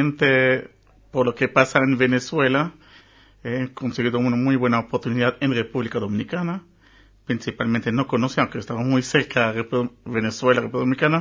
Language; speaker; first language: Spanish; early bilingual, heritage; Spanish